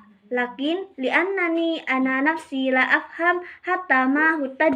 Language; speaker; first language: Arabic; non-native, learner; Indonesian